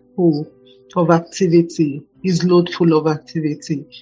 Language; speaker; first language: English; non-native, local second language; Igbo